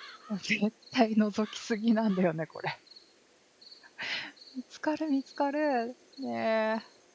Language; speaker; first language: Japanese; native; Japanese